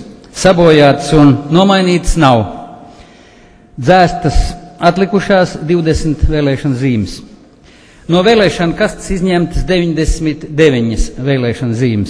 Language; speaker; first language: Latvian; native; Latvian